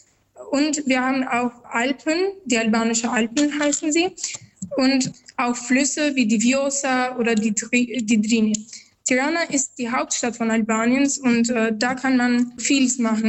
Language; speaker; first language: German; non-native, learner; Albanian